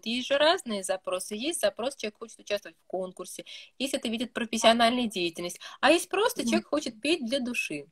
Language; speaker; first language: Russian; native; Russian